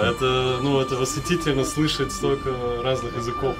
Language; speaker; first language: Russian; early bilingual, heritage; Russian